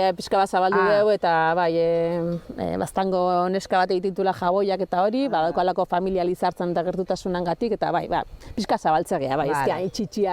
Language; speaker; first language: Basque; native; Basque